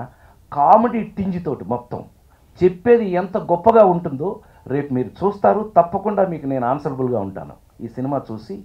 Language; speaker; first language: Telugu; native; Telugu